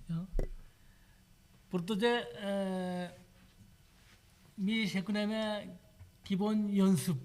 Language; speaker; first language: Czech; non-native, learner; Korean